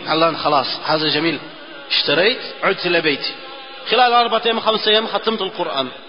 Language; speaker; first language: Arabic; non-native, fluent; Portuguese